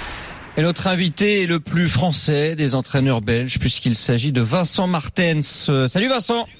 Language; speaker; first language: French; native; French